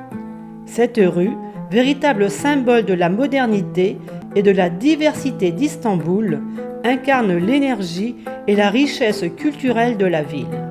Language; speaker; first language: French; native; French